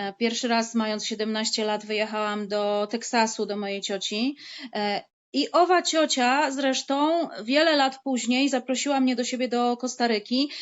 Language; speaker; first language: Polish; native; Polish